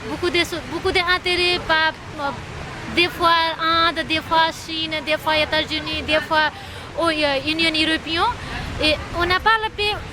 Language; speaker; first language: French; non-native, fluent; Nepali